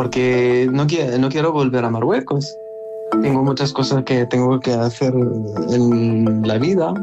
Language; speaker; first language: Spanish; non-native, learner; Arabic